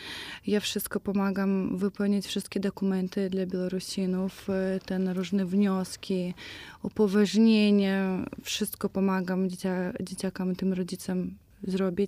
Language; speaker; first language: Polish; non-native, fluent; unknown